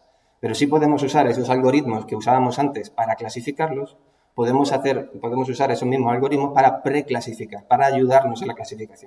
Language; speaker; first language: Spanish; native; Spanish